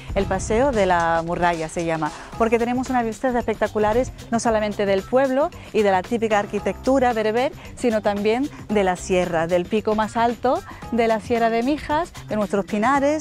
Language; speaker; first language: Spanish; native; Spanish